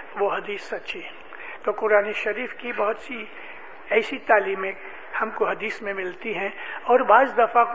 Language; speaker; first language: Urdu; non-native, local second language; Gujarati